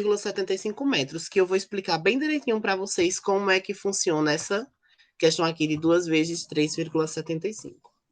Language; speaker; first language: Portuguese; native; Portuguese